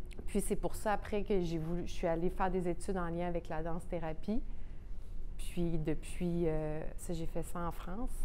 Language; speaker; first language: French; native; French